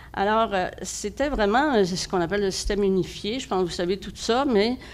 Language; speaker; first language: French; native; French